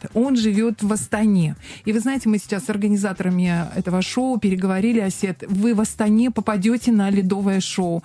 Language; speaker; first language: Russian; native; Russian